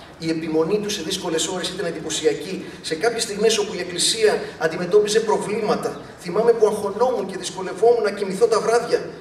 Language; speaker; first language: Greek; early bilingual, other home language; English